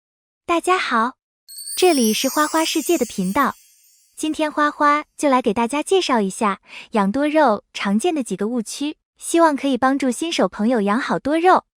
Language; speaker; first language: Chinese; native; Chinese